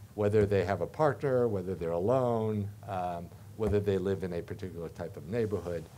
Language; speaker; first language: English; native; English